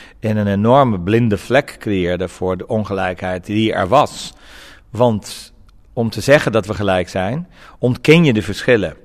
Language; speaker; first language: Dutch; non-native, fluent; Portuguese